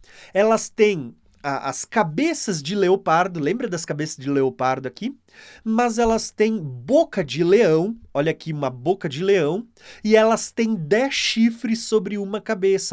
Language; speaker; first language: Portuguese; native; Portuguese